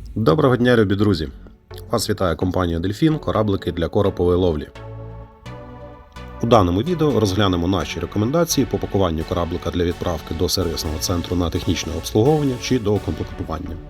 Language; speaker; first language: Ukrainian; native; Ukrainian